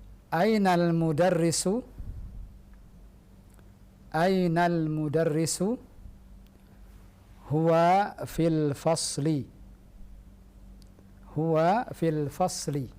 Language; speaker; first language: Arabic; non-native, fluent; Indonesian